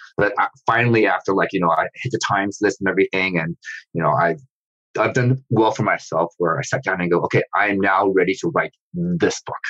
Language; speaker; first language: English; native; English